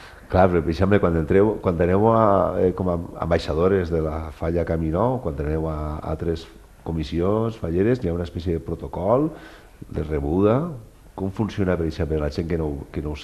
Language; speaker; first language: Catalan; native; Catalan